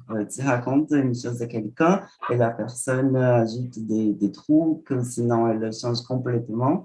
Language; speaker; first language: French; non-native, fluent; Portuguese